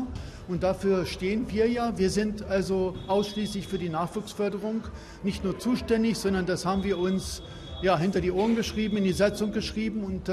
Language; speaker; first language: German; native; German